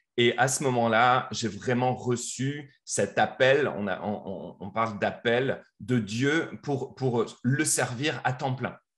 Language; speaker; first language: French; native; French